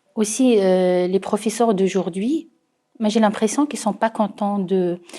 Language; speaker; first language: French; non-native, fluent; Arabic